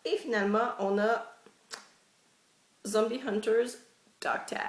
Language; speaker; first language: French; native; French